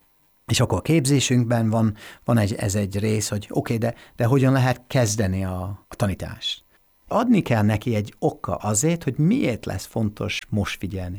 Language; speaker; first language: Hungarian; non-native, fluent; English